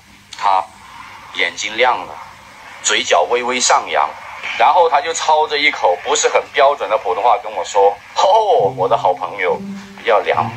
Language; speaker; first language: Chinese; native; Chinese